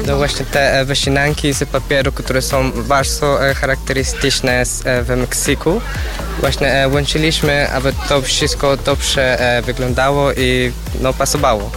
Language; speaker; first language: Polish; non-native, learner; Spanish